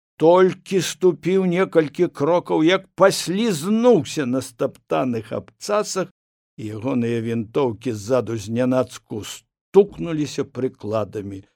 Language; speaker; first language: Belarusian; native; Belarusian